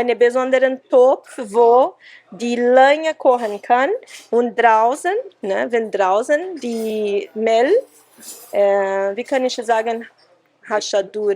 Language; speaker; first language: German; non-native, fluent; Portuguese